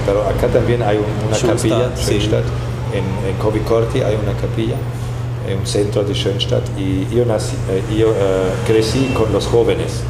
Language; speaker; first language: Spanish; non-native, fluent; German